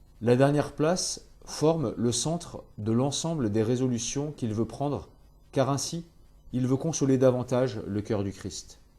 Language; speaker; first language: French; native; French